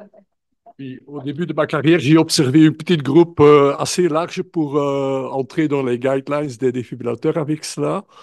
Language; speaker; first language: French; non-native, local second language; Dutch